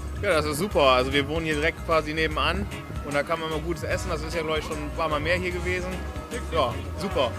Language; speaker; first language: German; native; German